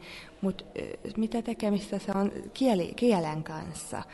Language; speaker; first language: Finnish; non-native, fluent; Hungarian